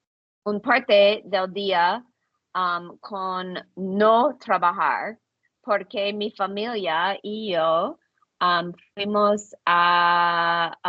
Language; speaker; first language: Spanish; non-native, learner; English